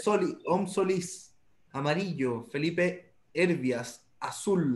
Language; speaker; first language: Spanish; native; Spanish